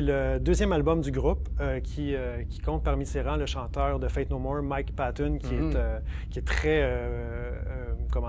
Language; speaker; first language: French; native; French